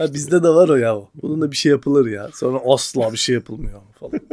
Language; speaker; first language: Turkish; native; Turkish